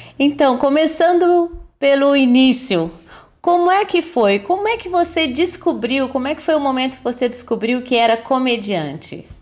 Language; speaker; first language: Portuguese; native; Portuguese